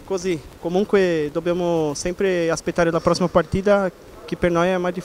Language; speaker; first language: Italian; non-native, learner; Portuguese